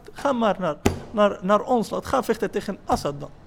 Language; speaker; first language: Dutch; non-native, learner; Arabic